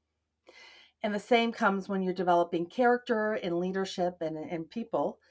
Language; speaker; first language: English; native; English